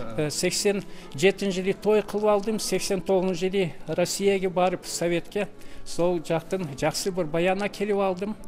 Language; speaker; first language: Kazakh; non-native, local second language; Russian